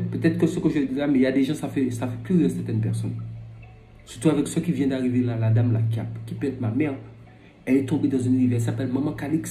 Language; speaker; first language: French; non-native, local second language; Fon